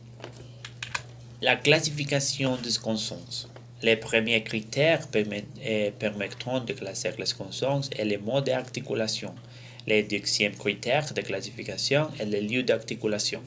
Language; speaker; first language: French; non-native, learner; Spanish